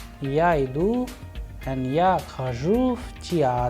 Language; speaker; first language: Russian; non-native, fluent; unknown